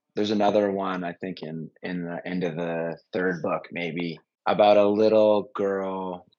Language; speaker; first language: English; native; English